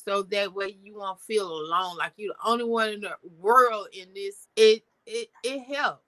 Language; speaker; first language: English; native; English